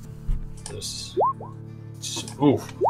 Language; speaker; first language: English; native; English